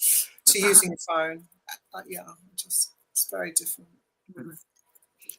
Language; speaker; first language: English; native; English